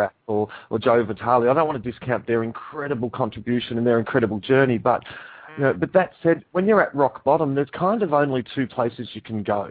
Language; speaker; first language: English; native; English